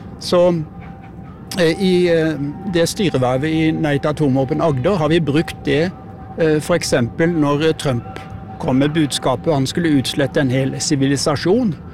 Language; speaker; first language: Norwegian; native; Norwegian